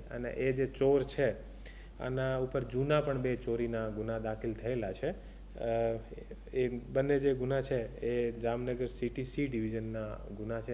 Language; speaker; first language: Gujarati; non-native, fluent; Hindi